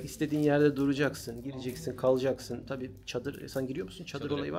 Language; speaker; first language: Turkish; native; Turkish